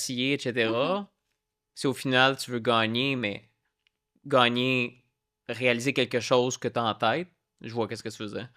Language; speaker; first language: French; native; French